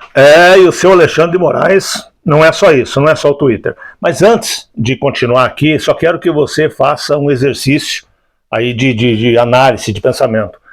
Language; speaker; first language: Portuguese; native; Portuguese